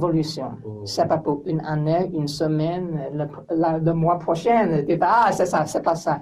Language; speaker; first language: French; non-native, learner; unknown